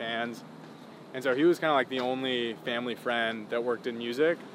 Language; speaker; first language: English; native; English